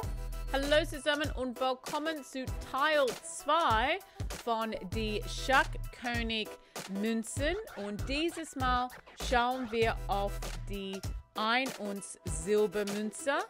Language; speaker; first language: German; non-native, learner; English